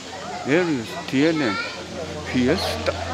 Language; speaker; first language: Spanish; non-native, learner; Japanese